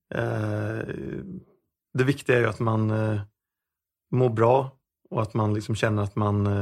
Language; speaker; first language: Swedish; native; Swedish